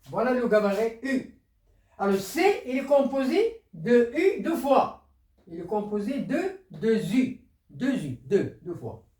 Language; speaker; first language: French; non-native, local second language; Arabic